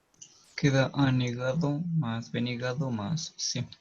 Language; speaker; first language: Spanish; native; Spanish